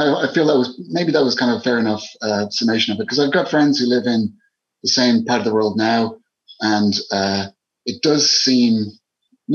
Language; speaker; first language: English; native; English